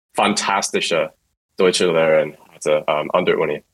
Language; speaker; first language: German; non-native, fluent; English